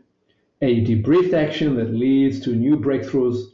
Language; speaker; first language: English; non-native, fluent; Hebrew